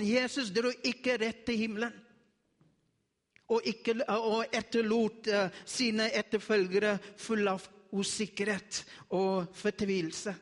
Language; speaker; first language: Norwegian; non-native, learner; Afrikaans